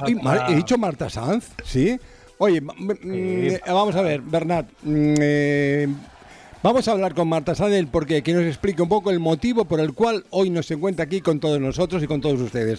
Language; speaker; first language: Spanish; native; Spanish